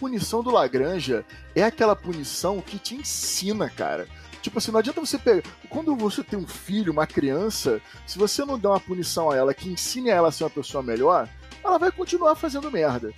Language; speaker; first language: Portuguese; native; Portuguese